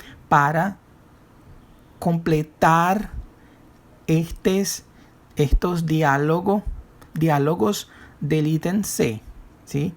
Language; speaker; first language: Spanish; non-native, fluent; Portuguese